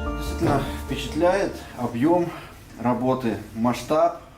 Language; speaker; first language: Russian; native; Russian